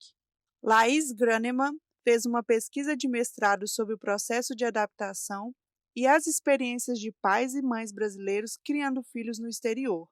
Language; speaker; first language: Portuguese; native; Portuguese